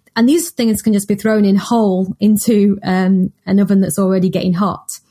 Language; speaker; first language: English; native; English